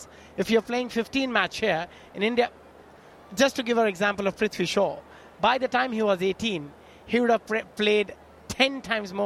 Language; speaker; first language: English; non-native, local second language; Bangla